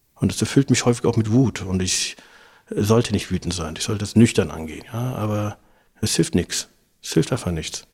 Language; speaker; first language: German; native; German